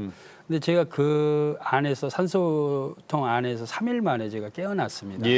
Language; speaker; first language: Korean; native; Korean